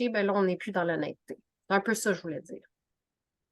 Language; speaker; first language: French; native; French